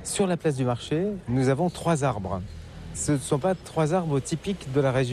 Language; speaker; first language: French; native; French